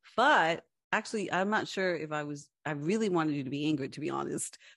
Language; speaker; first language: English; early bilingual, other home language; Spanish